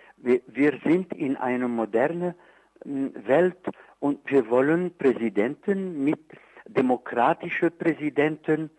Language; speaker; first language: German; non-native, fluent; Arabic